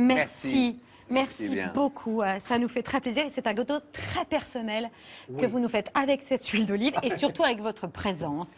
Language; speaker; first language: French; native; French